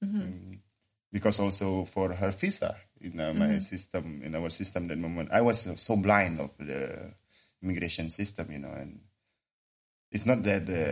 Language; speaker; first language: English; non-native, learner; Indonesian